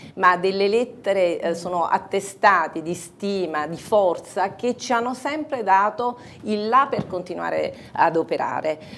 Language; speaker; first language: Italian; native; Italian